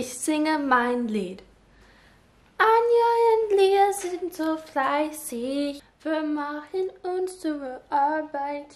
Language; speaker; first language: German; non-native, learner; English